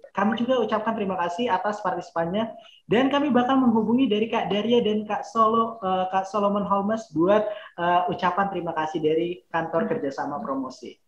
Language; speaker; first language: Indonesian; native; Indonesian